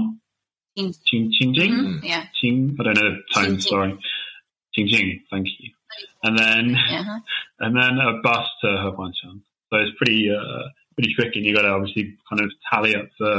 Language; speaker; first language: English; native; English